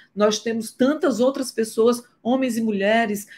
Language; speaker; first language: Portuguese; native; Portuguese